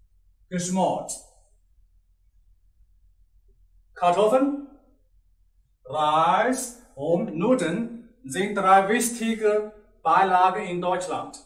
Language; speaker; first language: German; non-native, learner; Chinese